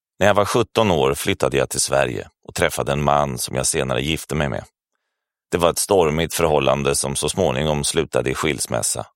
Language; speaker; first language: Swedish; native; Swedish